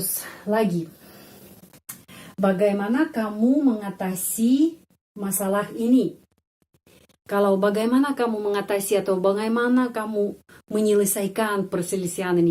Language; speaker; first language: Indonesian; non-native, fluent; Russian